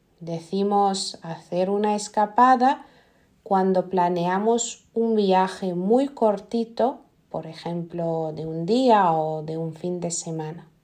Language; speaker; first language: Spanish; non-native, fluent; Lithuanian